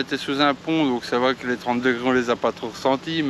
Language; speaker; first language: French; native; French